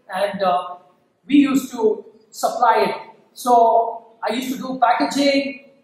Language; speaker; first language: English; non-native, local second language; Kannada